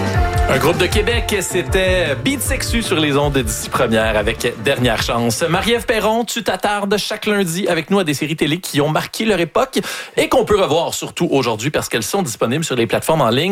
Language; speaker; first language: French; native; French